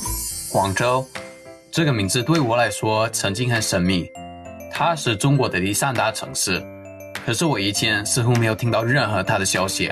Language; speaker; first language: Chinese; non-native, fluent; English